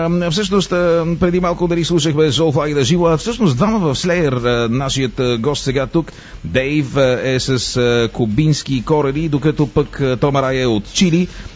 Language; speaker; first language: Bulgarian; native; Bulgarian